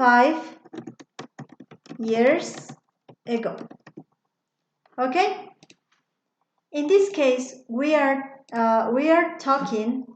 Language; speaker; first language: English; non-native, fluent; Spanish